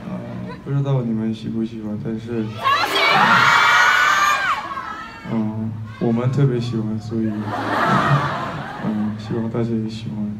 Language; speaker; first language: Chinese; non-native, fluent; Korean